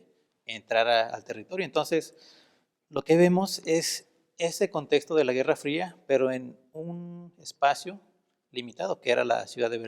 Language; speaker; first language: Spanish; native; Spanish